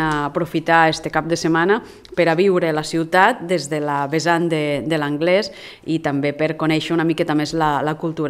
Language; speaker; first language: Catalan; native; Catalan